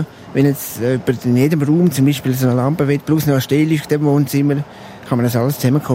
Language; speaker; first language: German; native; German